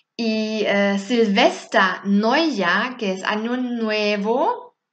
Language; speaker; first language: Spanish; non-native, fluent; German